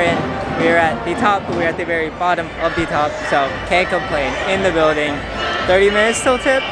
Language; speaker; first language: English; native; English